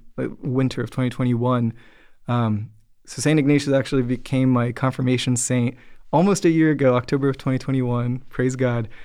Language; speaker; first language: English; native; English